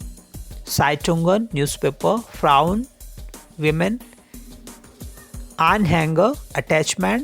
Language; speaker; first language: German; non-native, fluent; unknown